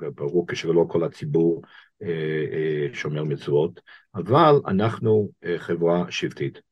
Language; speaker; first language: Hebrew; non-native, fluent; English